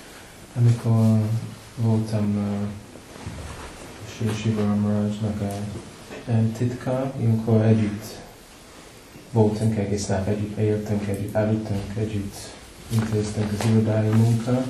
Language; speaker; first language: Hungarian; non-native, learner; English